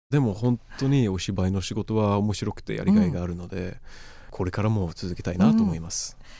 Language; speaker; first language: Japanese; non-native, fluent; Swedish